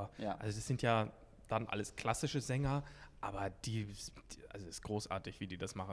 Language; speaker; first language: German; native; German